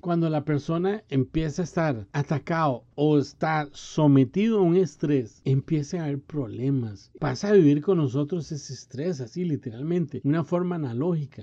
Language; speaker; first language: Spanish; native; Spanish